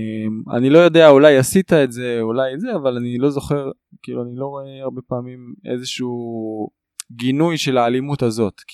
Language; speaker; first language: Hebrew; native; Hebrew